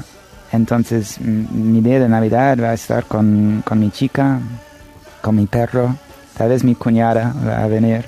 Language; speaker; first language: Spanish; non-native, fluent; English